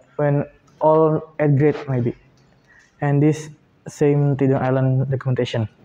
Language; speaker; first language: English; non-native, learner; Indonesian